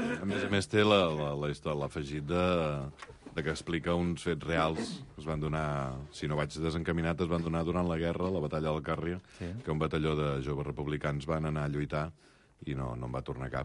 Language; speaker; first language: Catalan; native; Catalan